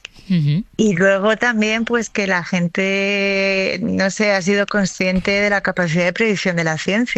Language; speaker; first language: Spanish; native; Spanish